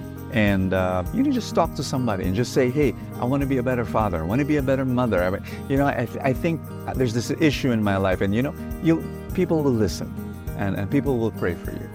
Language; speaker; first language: English; non-native, local second language; Filipino